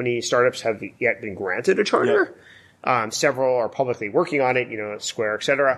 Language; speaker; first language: English; native; English